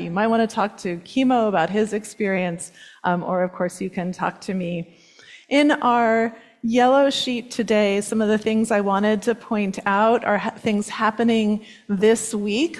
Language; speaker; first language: English; native; English